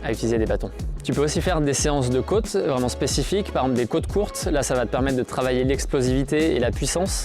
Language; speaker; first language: French; native; French